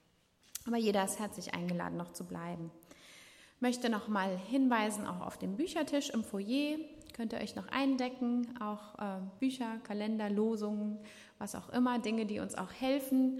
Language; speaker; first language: German; native; German